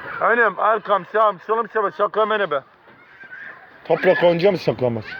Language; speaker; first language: Turkish; native; Turkish